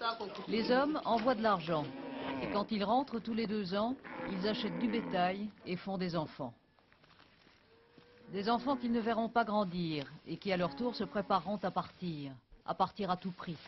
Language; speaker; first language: French; native; French